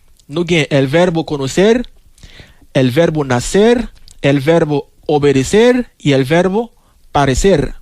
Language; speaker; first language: Spanish; non-native, fluent; Haitian Creole